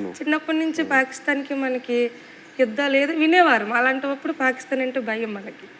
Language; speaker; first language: Telugu; native; Telugu